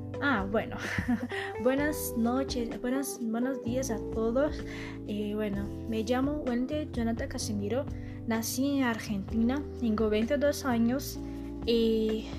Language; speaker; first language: Spanish; non-native, learner; Portuguese